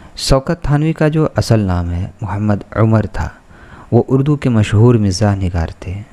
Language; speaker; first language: Hindi; native; Hindi